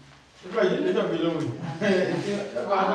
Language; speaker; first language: Italian; non-native, learner; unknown